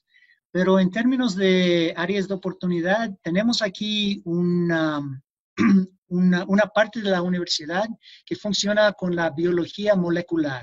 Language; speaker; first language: Spanish; non-native, fluent; English